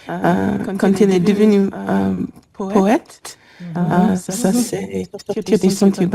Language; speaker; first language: French; non-native, learner; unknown